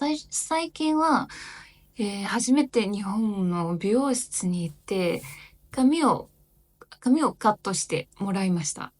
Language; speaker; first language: Japanese; non-native, learner; Chinese